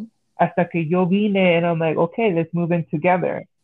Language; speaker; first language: English; early bilingual, other home language; Spanish